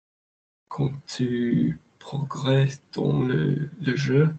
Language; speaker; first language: French; non-native, learner; English